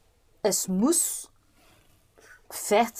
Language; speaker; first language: German; non-native, learner; English